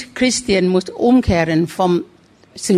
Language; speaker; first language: German; non-native, learner; Thai